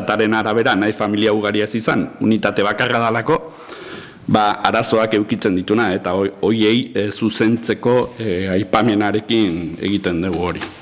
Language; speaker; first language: Basque; native; Basque